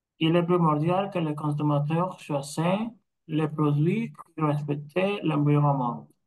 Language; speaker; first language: French; non-native, learner; Spanish